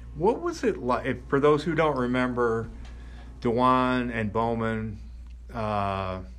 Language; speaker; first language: English; native; English